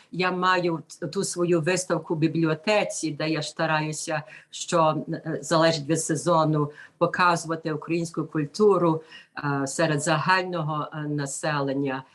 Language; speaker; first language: Ukrainian; early bilingual, heritage; Ukrainian